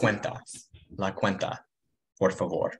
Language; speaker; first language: Spanish; non-native, learner; English